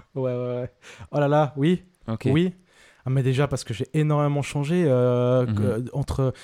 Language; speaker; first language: French; early bilingual, other home language; Spanish